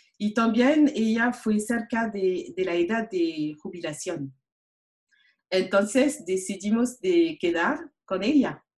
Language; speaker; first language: Spanish; non-native, learner; French